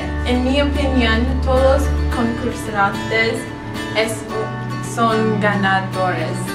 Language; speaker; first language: Spanish; non-native, learner; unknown